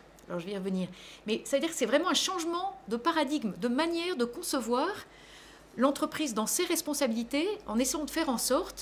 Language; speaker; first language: French; native; French